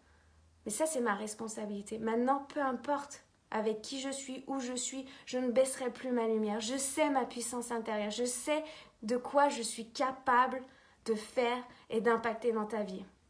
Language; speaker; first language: French; native; French